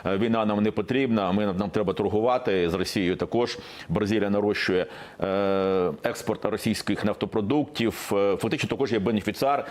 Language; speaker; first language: Ukrainian; non-native, local second language; Russian